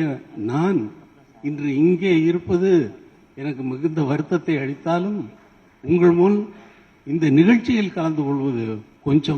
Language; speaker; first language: Tamil; native; Tamil